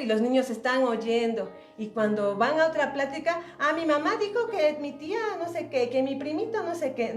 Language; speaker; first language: Spanish; native; Spanish